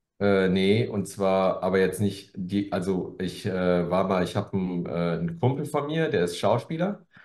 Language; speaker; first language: German; early bilingual, other home language; Korean